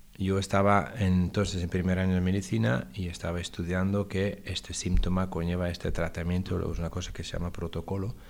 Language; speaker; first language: Spanish; non-native, fluent; Dutch